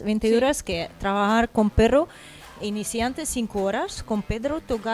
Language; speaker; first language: Spanish; non-native, learner; Portuguese